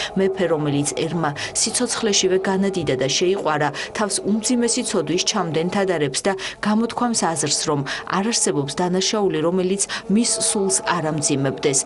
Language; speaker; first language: Georgian; native; Georgian